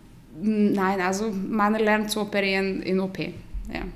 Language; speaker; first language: German; non-native, fluent; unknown